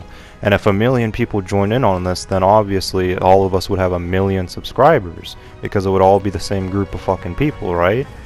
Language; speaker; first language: English; native; English